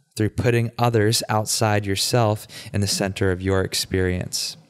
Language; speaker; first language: English; native; English